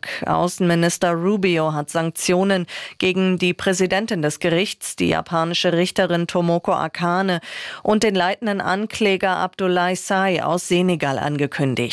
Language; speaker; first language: German; native; German